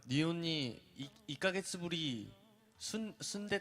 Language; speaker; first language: Japanese; non-native, learner; Korean